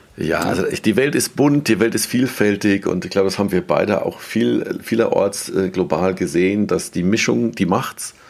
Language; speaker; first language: German; native; German